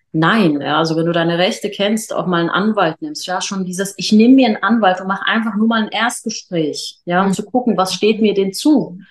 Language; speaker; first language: German; early bilingual, other home language; Arabic